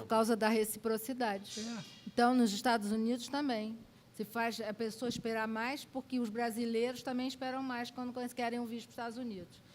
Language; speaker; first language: Portuguese; native; Portuguese